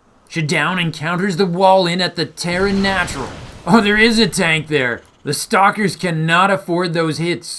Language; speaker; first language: English; native; English